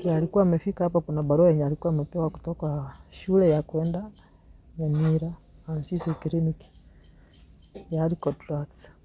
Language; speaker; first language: Swahili; non-native, local second language; Gusii